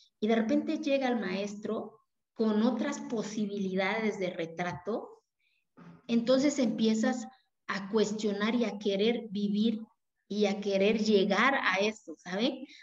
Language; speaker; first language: Spanish; non-native, local second language; Zapotec